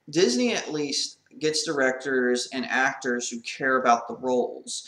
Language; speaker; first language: English; native; English